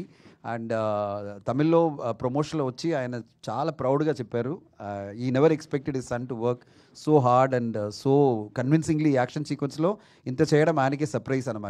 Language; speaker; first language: Telugu; non-native, fluent; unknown